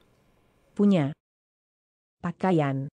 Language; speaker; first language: Indonesian; non-native, learner; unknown